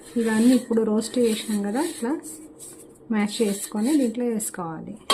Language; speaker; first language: Telugu; non-native, local second language; Marathi